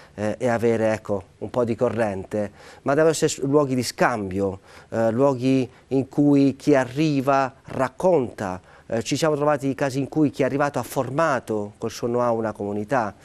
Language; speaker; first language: Italian; native; Italian